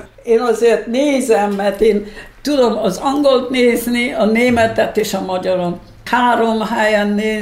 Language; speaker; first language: Hungarian; early bilingual, heritage; Hungarian